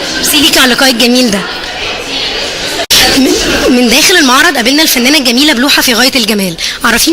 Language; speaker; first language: Arabic; native; Arabic